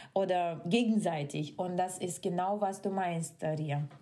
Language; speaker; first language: German; non-native, fluent; Russian